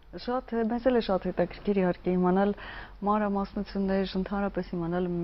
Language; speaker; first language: Armenian; native; Armenian